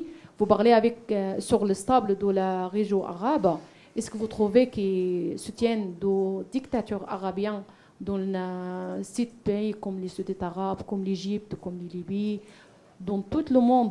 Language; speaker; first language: French; non-native, fluent; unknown